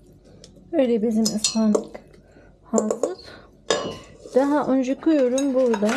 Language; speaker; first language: Turkish; non-native, learner; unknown